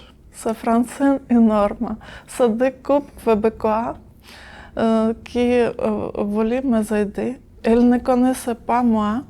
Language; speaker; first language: French; non-native, learner; Ukrainian